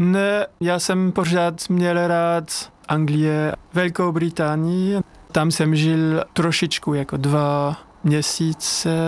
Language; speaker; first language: Czech; non-native, learner; French